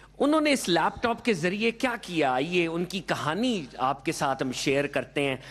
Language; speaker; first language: Urdu; native; Urdu